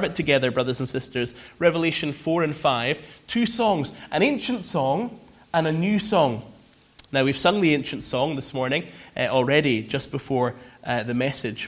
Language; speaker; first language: English; native; English